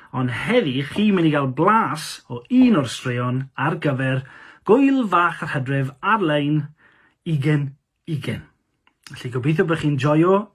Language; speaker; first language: Welsh; non-native, local second language; English